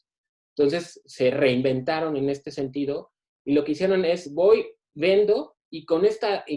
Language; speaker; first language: Spanish; native; Spanish